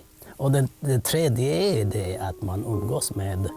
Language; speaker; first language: Swedish; non-native, fluent; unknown